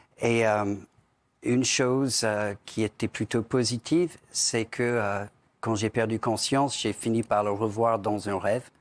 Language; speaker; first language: French; non-native, fluent; English